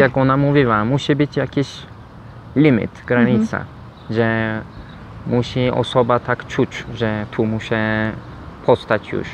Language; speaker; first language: Polish; non-native, learner; Turkish